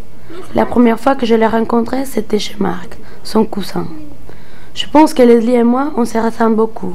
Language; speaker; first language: French; non-native, fluent; Spanish